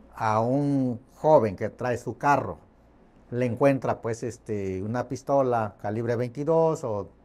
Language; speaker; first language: Spanish; non-native, fluent; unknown